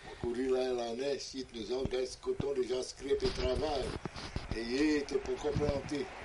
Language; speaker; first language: French; native; French